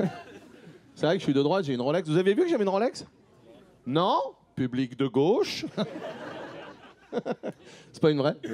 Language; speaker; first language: French; native; French